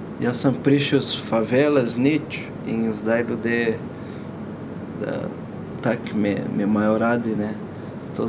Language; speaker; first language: Slovenian; non-native, fluent; Portuguese